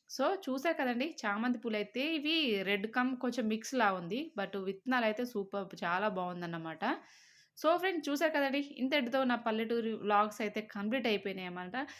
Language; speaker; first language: Telugu; native; Telugu